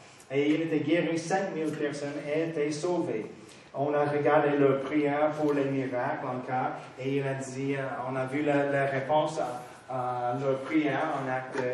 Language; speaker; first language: French; non-native, fluent; English